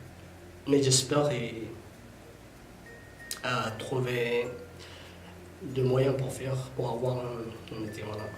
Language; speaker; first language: French; non-native, learner; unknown